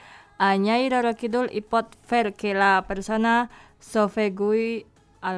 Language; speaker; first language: Catalan; non-native, fluent; Indonesian